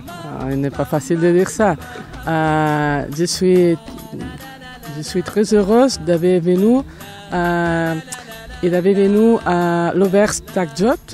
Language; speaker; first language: French; non-native, learner; Catalan